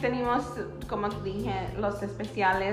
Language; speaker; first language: Spanish; early bilingual, heritage; Spanish